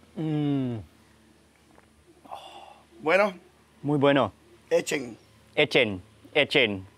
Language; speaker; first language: Spanish; non-native, learner; English